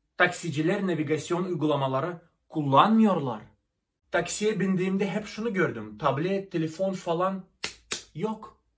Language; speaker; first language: Turkish; non-native, fluent; Russian